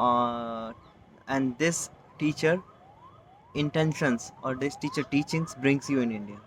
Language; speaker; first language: English; non-native, local second language; Hindi